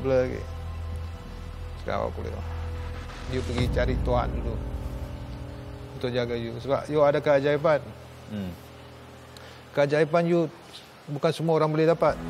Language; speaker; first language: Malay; non-native, local second language; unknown